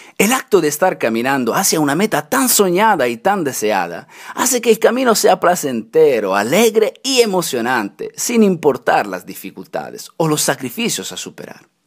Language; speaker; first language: Spanish; non-native, fluent; Italian